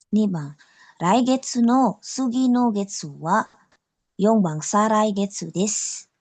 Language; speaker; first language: Japanese; non-native, learner; Indonesian